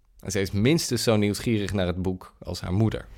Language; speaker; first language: Dutch; native; Dutch